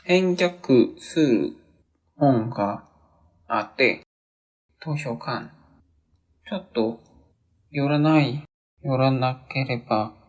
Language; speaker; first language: Japanese; non-native, learner; Korean